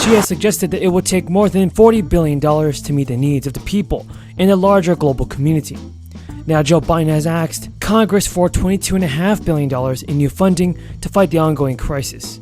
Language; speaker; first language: English; native; English